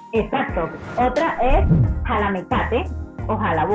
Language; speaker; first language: Spanish; native; Spanish